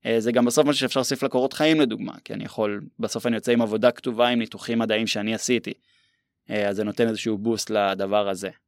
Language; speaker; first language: Hebrew; native; Hebrew